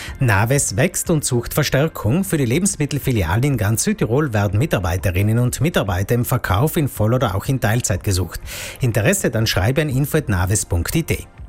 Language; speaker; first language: German; native; German